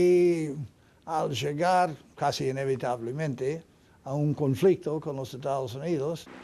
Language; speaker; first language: Spanish; non-native, fluent; English